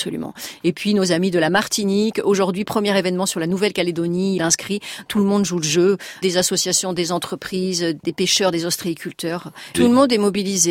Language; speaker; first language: French; native; French